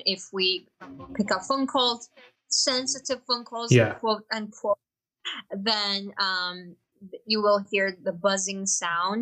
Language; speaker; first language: English; non-native, fluent; Chinese